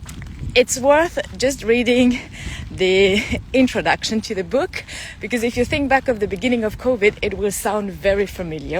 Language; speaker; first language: English; non-native, fluent; French